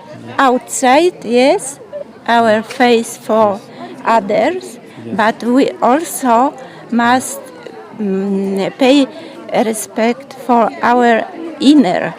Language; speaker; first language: English; non-native, learner; Polish